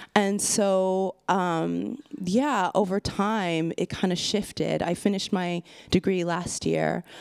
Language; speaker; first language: English; native; English